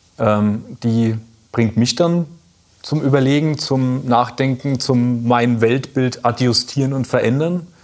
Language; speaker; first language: German; native; German